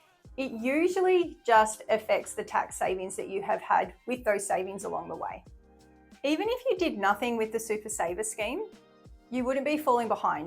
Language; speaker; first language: English; native; English